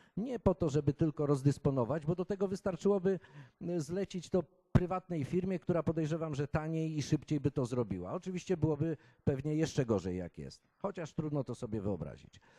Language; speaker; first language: Polish; native; Polish